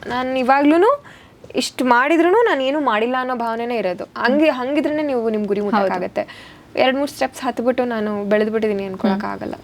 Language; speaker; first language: Kannada; native; Kannada